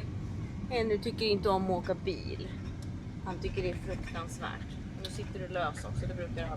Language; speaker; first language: Swedish; native; Swedish